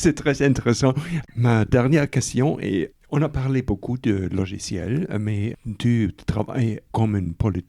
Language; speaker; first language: French; non-native, fluent; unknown